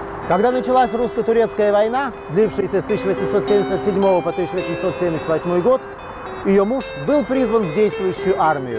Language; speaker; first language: Russian; native; Russian